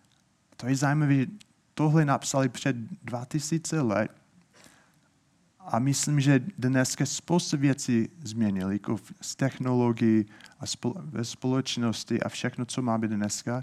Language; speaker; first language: Czech; non-native, fluent; English